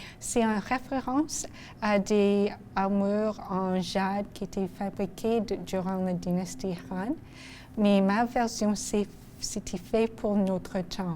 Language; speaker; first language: French; non-native, local second language; English